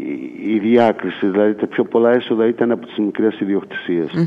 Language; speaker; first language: Greek; native; Greek